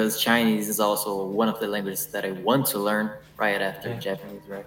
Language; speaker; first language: English; non-native, fluent; Portuguese